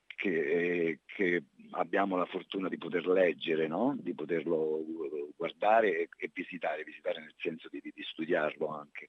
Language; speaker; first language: Italian; native; Italian